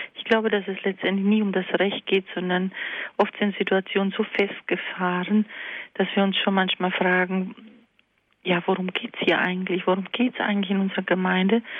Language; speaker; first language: German; early bilingual, other home language; Croatian